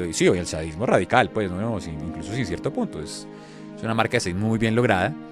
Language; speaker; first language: Spanish; native; Spanish